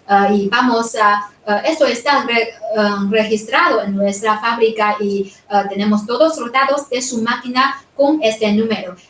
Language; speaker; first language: Spanish; non-native, fluent; Chinese